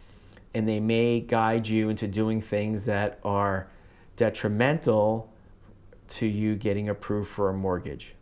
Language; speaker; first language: English; native; English